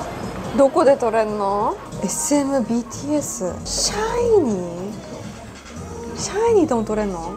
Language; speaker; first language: Japanese; native; Japanese